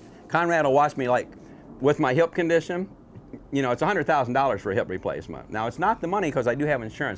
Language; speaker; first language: English; native; English